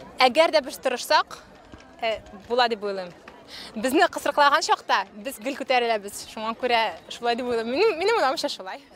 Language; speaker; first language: Tatar; non-native, local second language; Russian